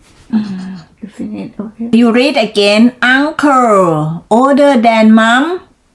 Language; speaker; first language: English; non-native, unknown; Thai